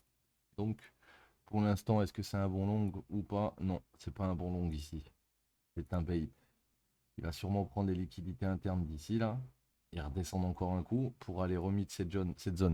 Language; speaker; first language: French; native; French